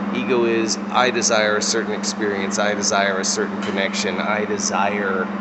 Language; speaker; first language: English; native; English